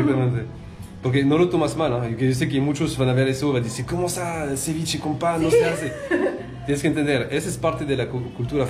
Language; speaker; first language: Spanish; non-native, fluent; French